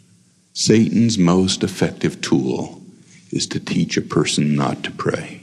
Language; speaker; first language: English; native; English